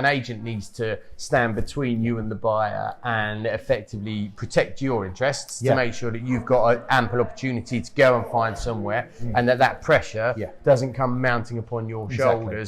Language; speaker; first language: English; native; English